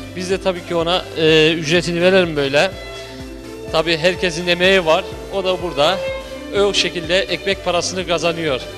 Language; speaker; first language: Turkish; native; Turkish